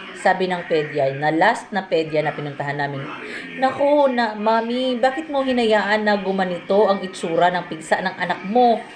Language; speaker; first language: Filipino; non-native, local second language; Cebuano